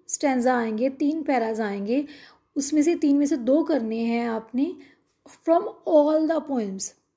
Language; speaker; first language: Hindi; non-native, local second language; Punjabi